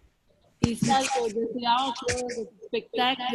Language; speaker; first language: French; native; French